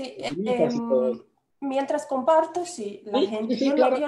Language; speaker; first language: Spanish; non-native, fluent; Romanian